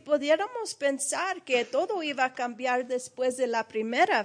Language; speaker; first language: Spanish; early bilingual, heritage; Spanish